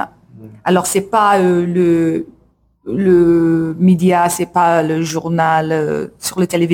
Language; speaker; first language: French; non-native, learner; English